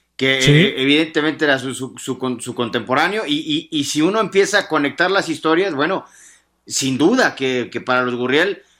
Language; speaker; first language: Spanish; native; Spanish